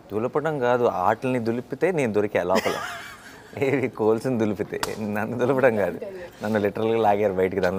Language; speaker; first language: Telugu; native; Telugu